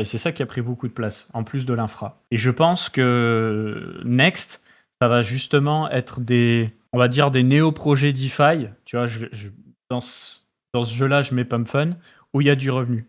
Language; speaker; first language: French; native; French